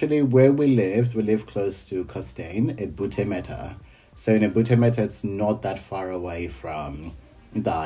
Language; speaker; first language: English; non-native, local second language; Yoruba